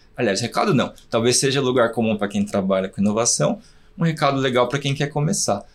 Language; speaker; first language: Portuguese; native; Portuguese